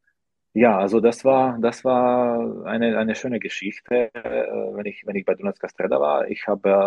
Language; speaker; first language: German; non-native, learner; Slovak